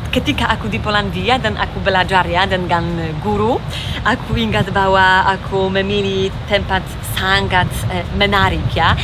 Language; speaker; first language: Indonesian; non-native, fluent; Polish